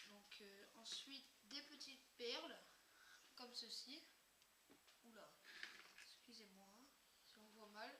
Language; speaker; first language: French; native; French